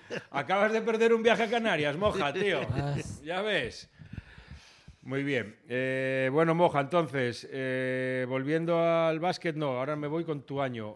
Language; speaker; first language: Spanish; native; Spanish